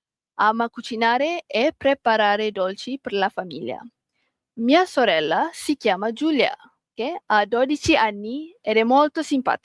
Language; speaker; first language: Italian; non-native, learner; Malay